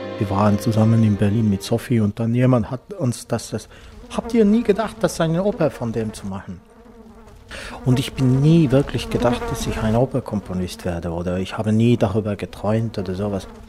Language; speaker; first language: German; non-native, fluent; Estonian